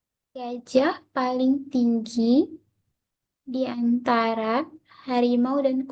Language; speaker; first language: Indonesian; non-native, learner; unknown